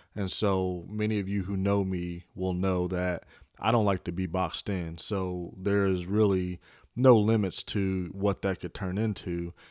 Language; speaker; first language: English; native; English